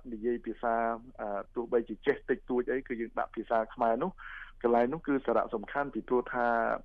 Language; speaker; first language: Khmer; native; Khmer